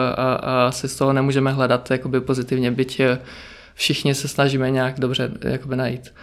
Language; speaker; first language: Czech; early bilingual, other home language; Ukrainian